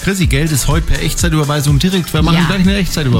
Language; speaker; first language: German; native; German